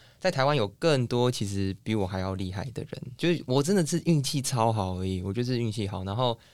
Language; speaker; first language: Chinese; native; Chinese